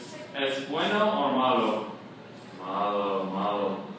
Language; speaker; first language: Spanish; non-native, fluent; English